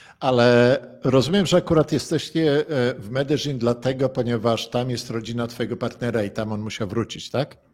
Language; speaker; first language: Polish; native; Polish